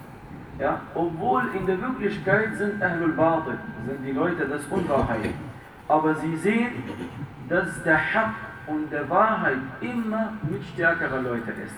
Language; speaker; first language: German; non-native, fluent; Arabic